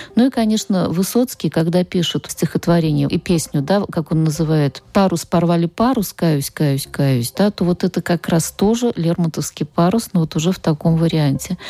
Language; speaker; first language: Russian; native; Russian